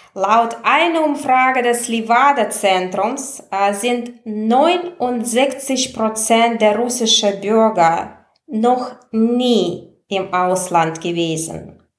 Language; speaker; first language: German; non-native, fluent; Russian